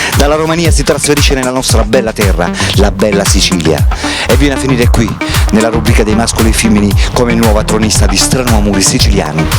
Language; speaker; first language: Italian; native; Italian